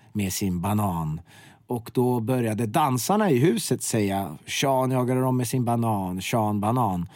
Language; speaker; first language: Swedish; early bilingual, other home language; Persian